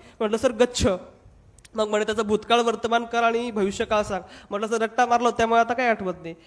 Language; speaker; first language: Marathi; non-native, local second language; Hindi